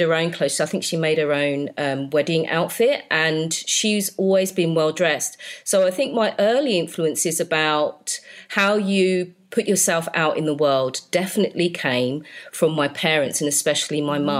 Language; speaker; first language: English; native; English